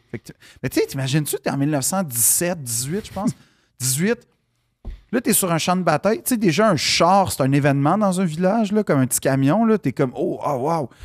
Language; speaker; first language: French; native; French